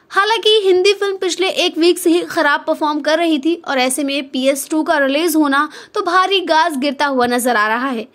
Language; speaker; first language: Hindi; native; Hindi